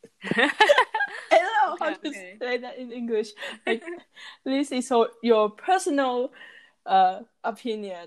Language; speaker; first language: English; non-native, learner; Chinese